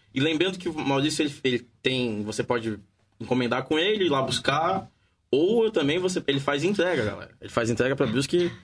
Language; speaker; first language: Portuguese; native; Portuguese